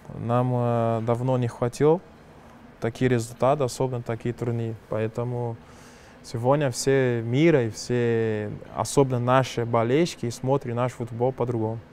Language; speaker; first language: Russian; non-native, fluent; Portuguese